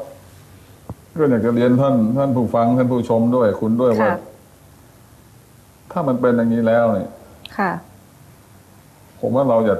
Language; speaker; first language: Thai; native; Thai